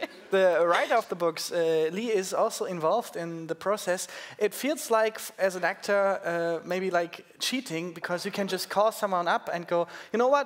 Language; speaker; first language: English; non-native, fluent; German